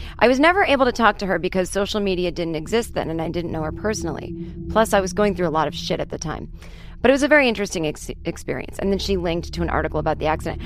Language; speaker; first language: English; native; English